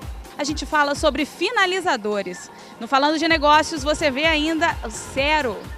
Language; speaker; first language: Portuguese; native; Portuguese